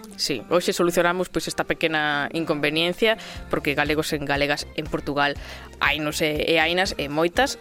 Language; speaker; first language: Galician; native; Galician